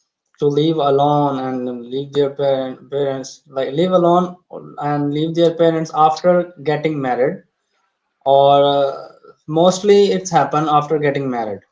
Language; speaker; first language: English; non-native, learner; Urdu